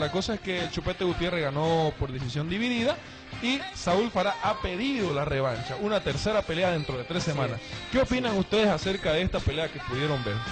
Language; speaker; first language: Spanish; native; Spanish